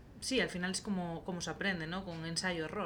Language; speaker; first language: Spanish; native; Spanish